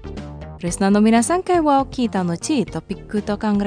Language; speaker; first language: Japanese; non-native, fluent; Indonesian